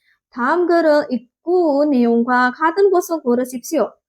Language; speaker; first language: Korean; non-native, learner; Indonesian